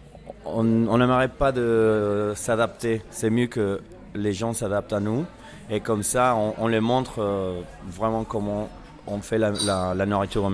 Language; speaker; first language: French; non-native, fluent; Spanish